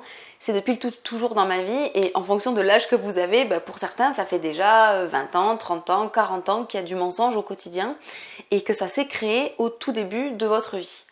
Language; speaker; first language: French; native; French